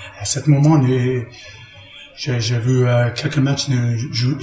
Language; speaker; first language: French; non-native, learner; English